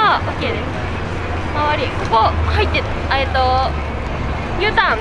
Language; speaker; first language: Japanese; native; Japanese